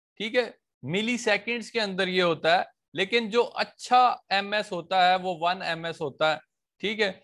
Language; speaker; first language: Urdu; non-native, local second language; Punjabi